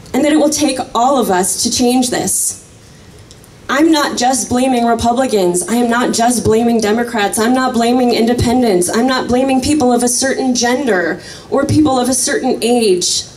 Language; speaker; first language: English; native; English